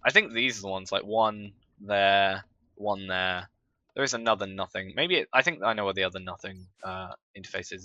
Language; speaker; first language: English; native; English